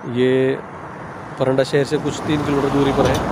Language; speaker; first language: Hindi; non-native, local second language; Urdu